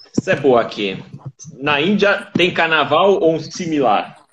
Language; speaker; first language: Portuguese; native; Portuguese